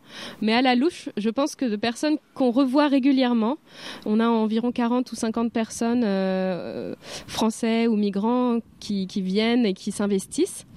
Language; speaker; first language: French; native; French